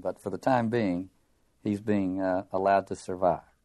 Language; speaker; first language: English; native; English